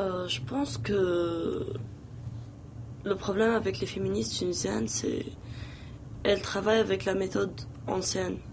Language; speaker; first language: French; non-native, local second language; Arabic